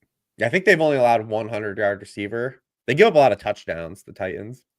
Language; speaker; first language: English; native; English